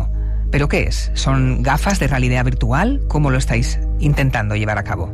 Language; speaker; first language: Spanish; native; Spanish